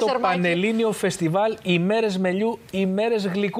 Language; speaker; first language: Greek; native; Greek